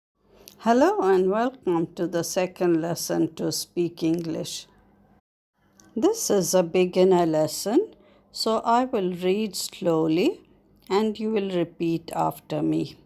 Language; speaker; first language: English; non-native, fluent; Arabic